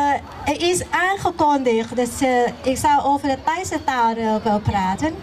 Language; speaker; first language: Dutch; non-native, learner; Thai